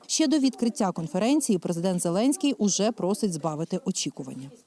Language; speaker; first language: Ukrainian; native; Ukrainian